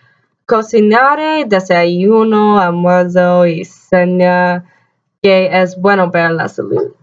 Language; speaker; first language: Spanish; non-native, learner; English